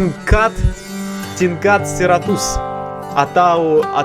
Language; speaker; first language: Indonesian; non-native, learner; English